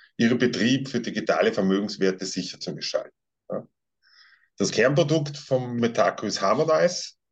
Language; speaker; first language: German; native; German